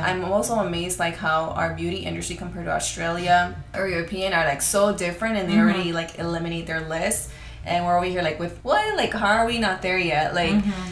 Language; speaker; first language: English; early bilingual, other home language; Spanish